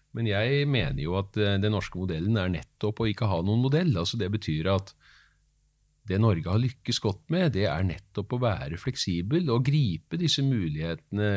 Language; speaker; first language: Norwegian; native; Norwegian